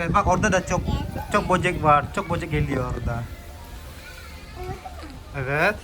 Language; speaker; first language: Turkish; non-native, learner; Indonesian